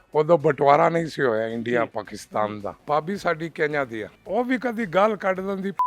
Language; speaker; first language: Punjabi; early bilingual, heritage; Punjabi